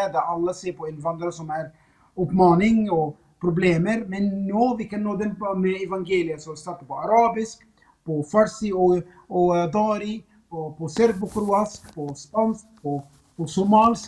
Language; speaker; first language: Swedish; non-native, fluent; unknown